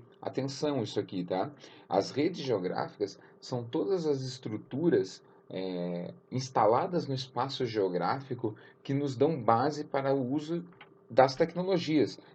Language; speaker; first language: Portuguese; native; Portuguese